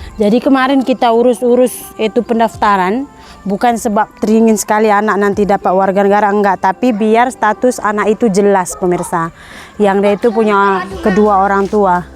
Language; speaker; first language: Indonesian; native; Indonesian